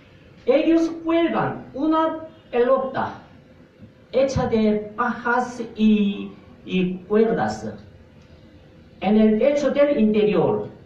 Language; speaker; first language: Spanish; non-native, fluent; Korean